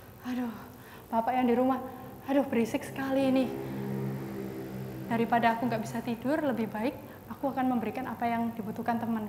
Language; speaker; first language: Indonesian; native; Indonesian